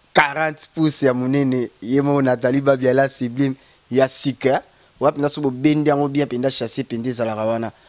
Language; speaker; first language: Lingala; native; Lingala